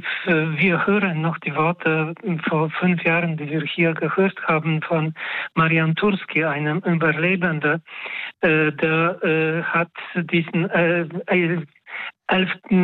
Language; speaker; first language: German; non-native, fluent; Polish